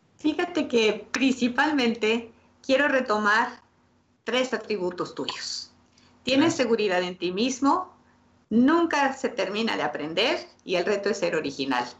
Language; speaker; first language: Spanish; native; Spanish